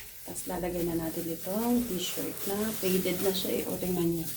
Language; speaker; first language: Filipino; native; Filipino